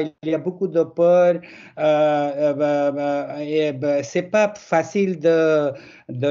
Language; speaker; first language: French; non-native, learner; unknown